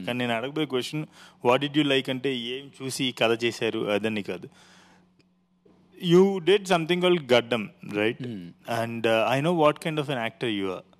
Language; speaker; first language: Telugu; native; Telugu